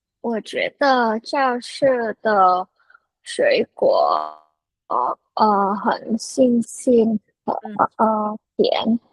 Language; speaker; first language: Chinese; non-native, learner; Vietnamese